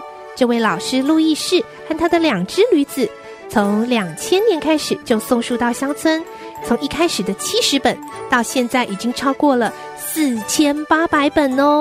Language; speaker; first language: Chinese; native; Chinese